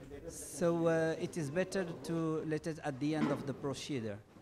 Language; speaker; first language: English; non-native, fluent; Arabic